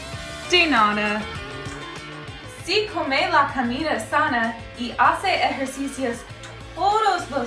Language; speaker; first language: Spanish; non-native, learner; English